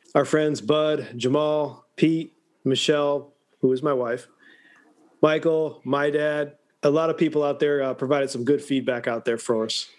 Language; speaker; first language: English; native; English